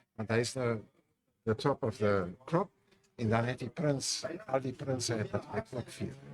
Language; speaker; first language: Afrikaans; non-native, local second language; German